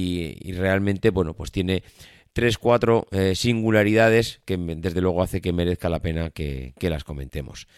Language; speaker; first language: Spanish; native; Spanish